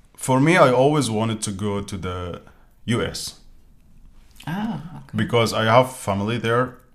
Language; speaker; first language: English; non-native, fluent; Arabic